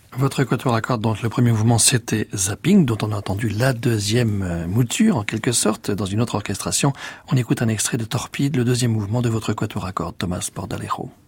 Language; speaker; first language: French; native; French